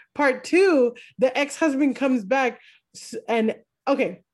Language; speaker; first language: English; native; English